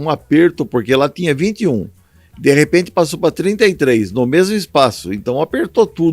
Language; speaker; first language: Portuguese; native; Portuguese